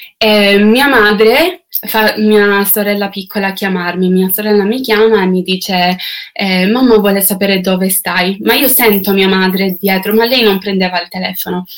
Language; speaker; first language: Italian; non-native, fluent; English